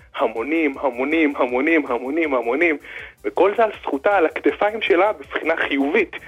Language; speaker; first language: Hebrew; native; Hebrew